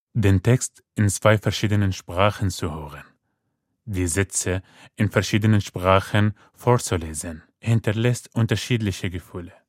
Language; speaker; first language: German; non-native, fluent; Arabic